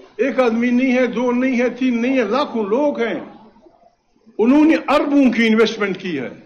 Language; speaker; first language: Urdu; non-native, local second language; Pashto